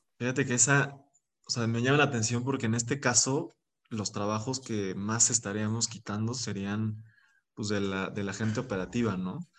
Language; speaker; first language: Spanish; native; Spanish